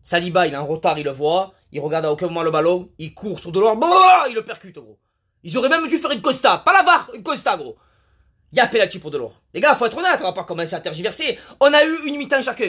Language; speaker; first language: French; native; French